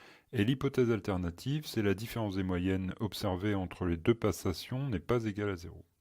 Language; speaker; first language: French; native; French